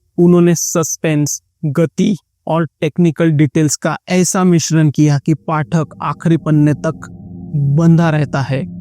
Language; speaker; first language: Hindi; non-native, local second language; Marathi